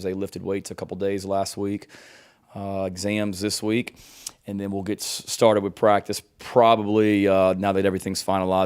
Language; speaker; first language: English; native; English